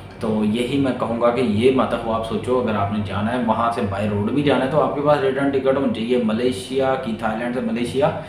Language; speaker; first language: Urdu; non-native, local second language; Punjabi